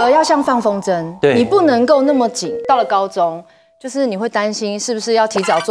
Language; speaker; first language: Chinese; native; Chinese